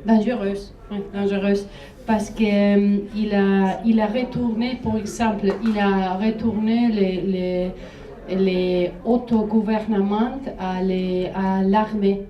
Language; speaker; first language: French; non-native, fluent; Spanish